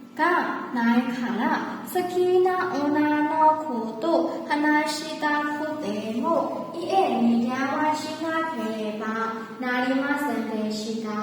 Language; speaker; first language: Japanese; non-native, learner; Burmese